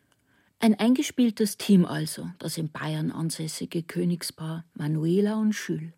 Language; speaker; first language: German; native; German